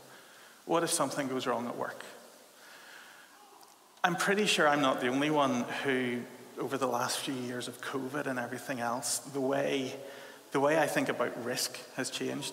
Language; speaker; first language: English; native; English